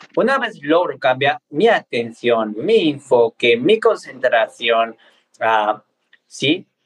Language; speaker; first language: Spanish; non-native, fluent; Tibetan